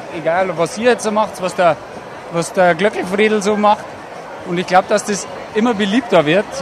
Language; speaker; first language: German; native; German